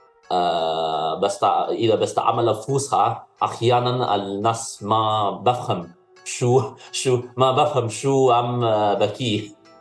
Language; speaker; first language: Arabic; non-native, learner; Cantonese